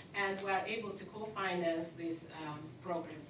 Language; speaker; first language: English; non-native, fluent; Azerbaijani